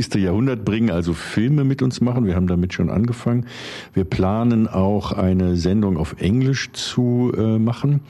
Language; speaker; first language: German; native; German